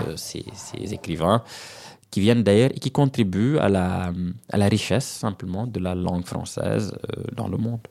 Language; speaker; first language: French; non-native, local second language; Serer